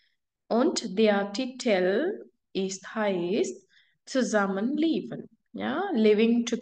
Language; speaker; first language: German; non-native, fluent; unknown